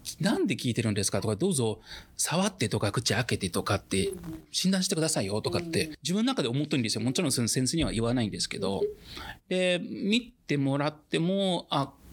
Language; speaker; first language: Japanese; non-native, fluent; Arabic